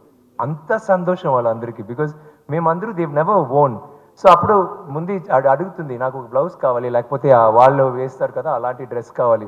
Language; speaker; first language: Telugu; non-native, learner; Tamil